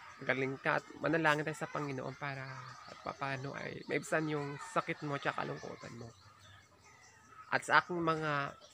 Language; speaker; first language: Filipino; native; Filipino